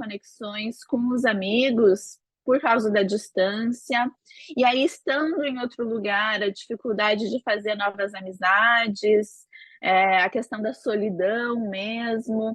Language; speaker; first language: Portuguese; native; Portuguese